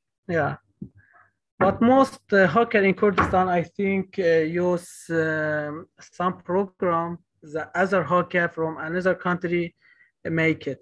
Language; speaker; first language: English; non-native, learner; Kurdish